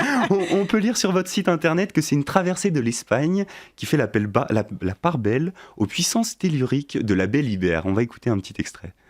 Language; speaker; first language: French; native; French